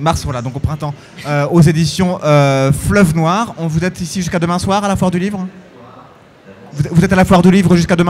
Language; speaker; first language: French; native; French